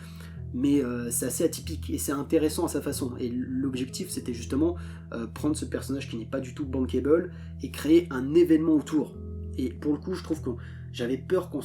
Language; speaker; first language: French; native; French